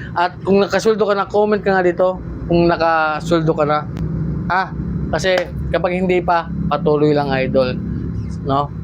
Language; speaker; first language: Filipino; non-native, local second language; Cebuano